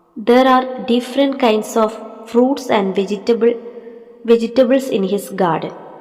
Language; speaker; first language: English; non-native, local second language; Malayalam